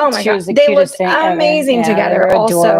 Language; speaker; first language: English; native; English